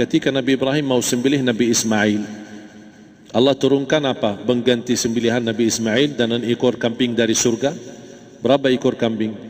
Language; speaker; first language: Malay; non-native, fluent; Arabic